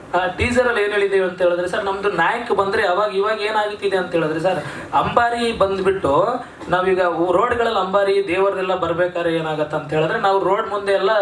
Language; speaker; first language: Kannada; non-native, local second language; Lambadi